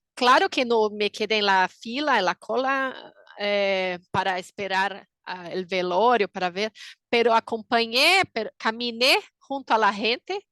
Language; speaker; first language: Spanish; non-native, fluent; Portuguese